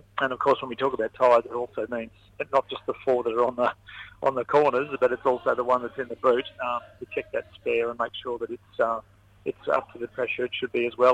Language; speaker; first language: English; native; English